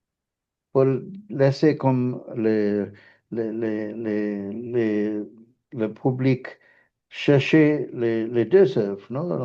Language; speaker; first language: French; non-native, fluent; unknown